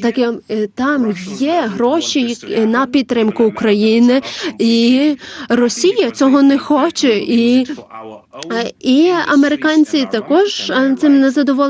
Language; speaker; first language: Ukrainian; non-native, learner; Lithuanian